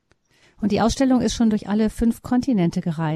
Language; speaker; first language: German; native; German